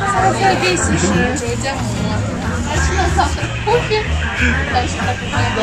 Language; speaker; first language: Chinese; non-native, learner; Russian